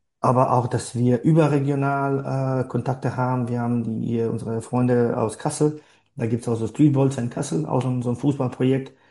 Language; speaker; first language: German; non-native, fluent; Bosnian